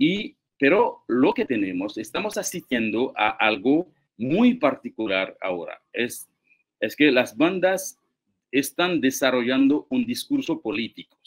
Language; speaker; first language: Spanish; non-native, fluent; Haitian Creole